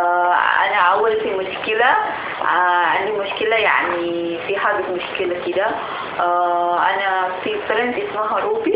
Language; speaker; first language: Arabic; non-native, learner; Indonesian